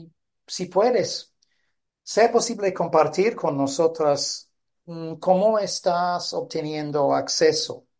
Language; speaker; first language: Spanish; non-native, fluent; English